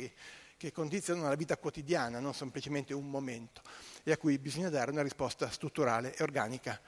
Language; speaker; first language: Italian; native; Italian